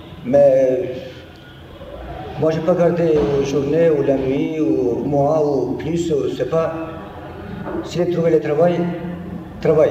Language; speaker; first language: French; non-native, learner; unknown